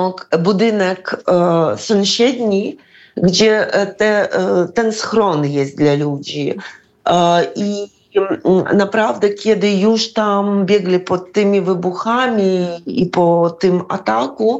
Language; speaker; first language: Polish; non-native, fluent; Ukrainian